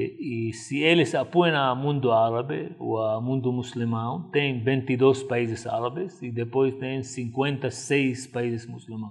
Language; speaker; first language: Portuguese; non-native, fluent; Arabic